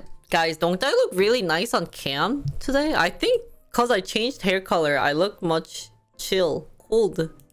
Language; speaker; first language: English; early bilingual, other home language; Korean